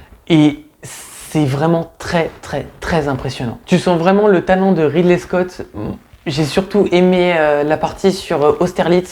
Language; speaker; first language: French; native; French